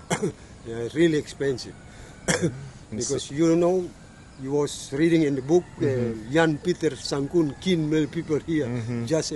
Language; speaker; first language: English; non-native, learner; Indonesian